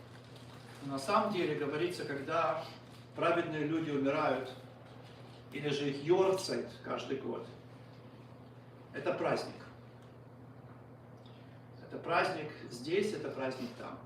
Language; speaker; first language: Russian; native; Russian